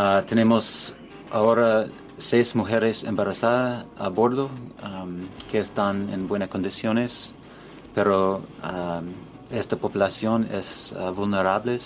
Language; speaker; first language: Spanish; non-native, fluent; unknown